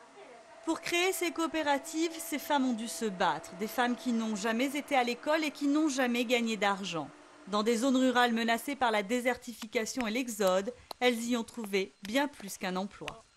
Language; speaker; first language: French; native; French